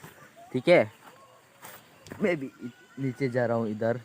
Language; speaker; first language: Hindi; non-native, local second language; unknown